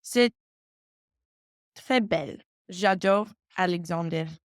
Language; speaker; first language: French; non-native, learner; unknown